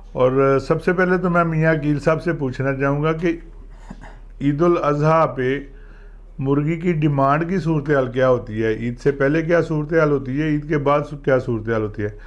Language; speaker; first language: Urdu; non-native, local second language; Punjabi